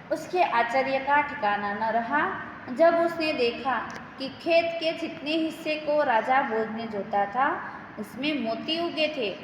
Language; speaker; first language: Hindi; non-native, local second language; Gujarati